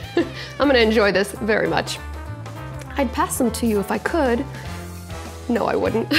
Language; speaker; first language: English; native; English